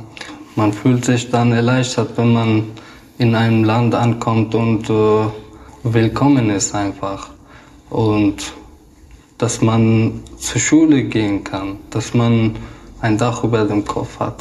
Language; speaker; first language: German; non-native, learner; Arabic